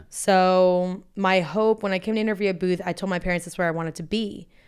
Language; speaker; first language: English; native; English